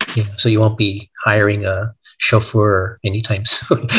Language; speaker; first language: English; native; English